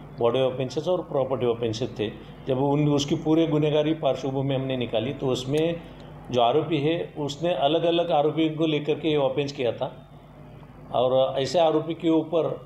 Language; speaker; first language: Hindi; non-native, local second language; Marathi